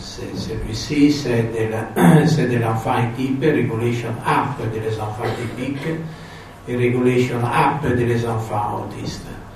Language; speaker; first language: French; non-native, fluent; Italian